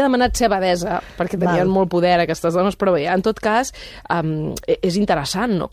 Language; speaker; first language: Catalan; native; Catalan